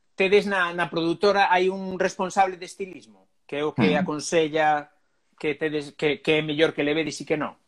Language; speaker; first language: Galician; native; Galician